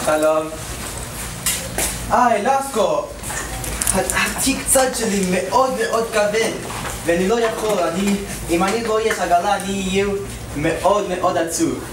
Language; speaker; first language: Hebrew; non-native, learner; English